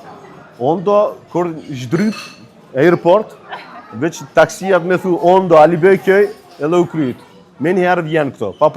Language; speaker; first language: Albanian; early bilingual, heritage; Turkish